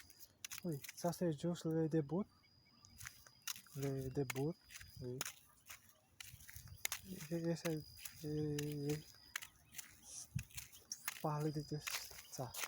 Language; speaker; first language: French; non-native, learner; Portuguese